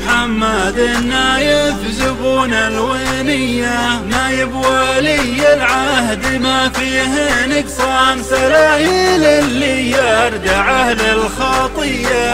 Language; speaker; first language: Arabic; native; Arabic